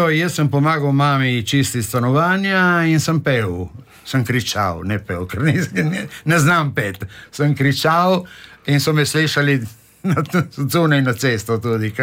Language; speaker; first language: Slovenian; native; Slovenian